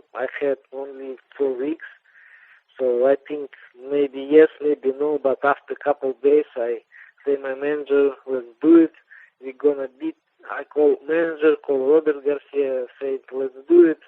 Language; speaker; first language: English; non-native, learner; Russian